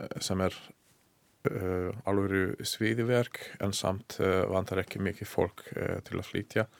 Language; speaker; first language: Icelandic; non-native, learner; Hungarian